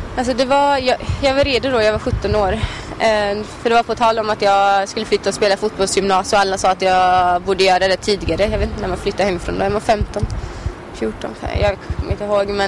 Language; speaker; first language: Swedish; early bilingual, other home language; Albanian